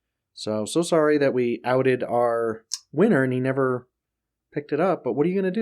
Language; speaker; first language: English; native; English